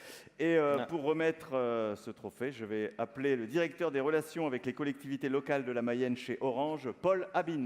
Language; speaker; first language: French; native; French